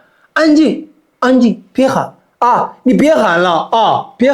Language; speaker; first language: Chinese; non-native, fluent; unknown